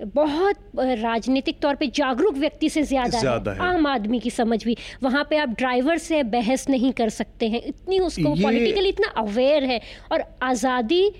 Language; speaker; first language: Hindi; native; Hindi